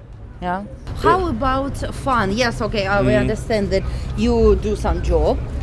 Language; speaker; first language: English; non-native, fluent; Russian